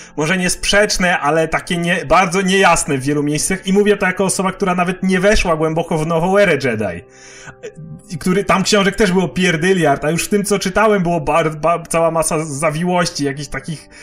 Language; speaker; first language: Polish; native; Polish